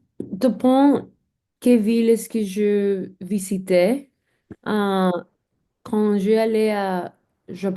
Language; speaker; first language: French; non-native, learner; English